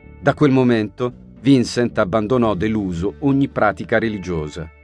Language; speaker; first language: Italian; native; Italian